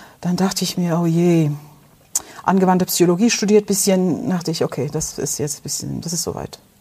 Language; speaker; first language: German; non-native, fluent; Turkish